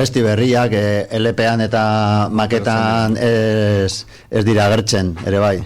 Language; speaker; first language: Basque; non-native, local second language; Spanish